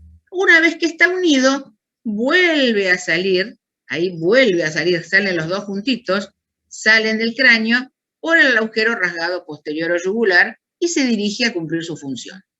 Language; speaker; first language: Spanish; native; Spanish